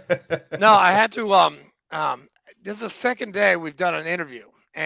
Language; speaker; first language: English; native; English